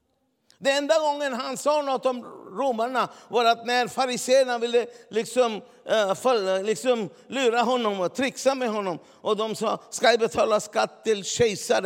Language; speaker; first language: Swedish; non-native, fluent; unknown